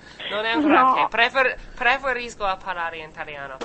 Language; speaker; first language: Italian; non-native, learner; English